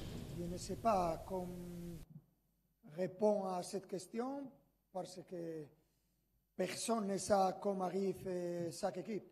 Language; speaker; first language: French; non-native, fluent; Spanish